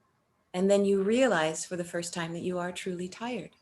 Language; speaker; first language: English; native; English